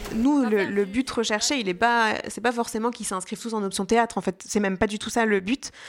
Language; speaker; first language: French; native; French